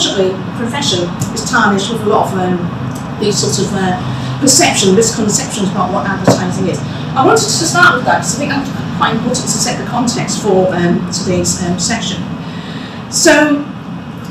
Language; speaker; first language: English; native; English